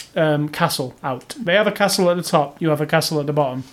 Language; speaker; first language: English; native; English